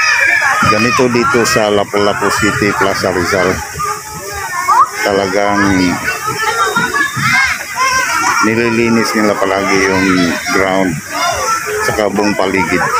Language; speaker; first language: Filipino; non-native, local second language; Cebuano